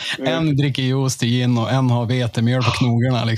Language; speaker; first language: Swedish; native; Swedish